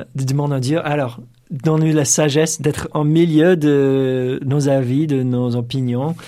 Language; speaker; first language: French; non-native, fluent; English